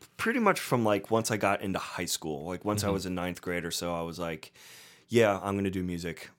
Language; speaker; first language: English; native; English